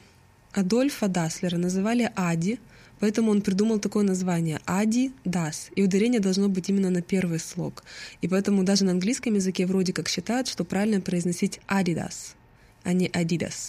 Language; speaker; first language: Russian; native; Russian